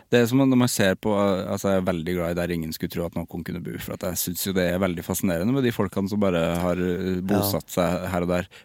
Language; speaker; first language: Norwegian; native; Norwegian